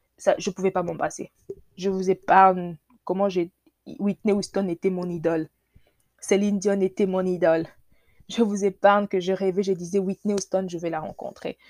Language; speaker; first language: French; non-native, local second language; Lingala